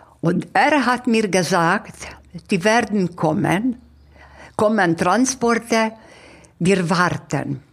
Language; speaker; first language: German; non-native, fluent; Hungarian